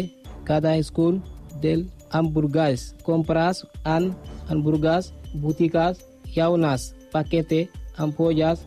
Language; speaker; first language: Catalan; non-native, learner; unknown